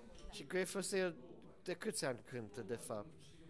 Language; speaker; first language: Romanian; native; Romanian